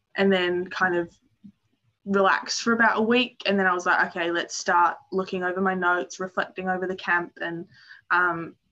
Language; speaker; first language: English; native; English